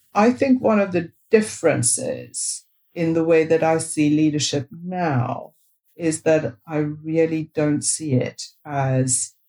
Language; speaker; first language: English; non-native, local second language; Bangla